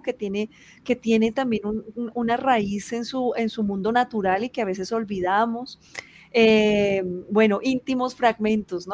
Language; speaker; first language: Spanish; native; Spanish